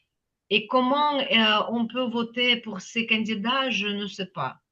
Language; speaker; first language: French; non-native, fluent; Ukrainian